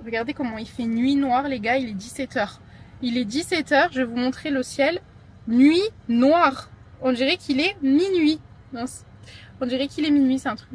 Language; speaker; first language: French; native; French